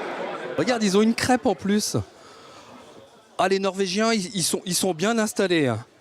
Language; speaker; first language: French; native; French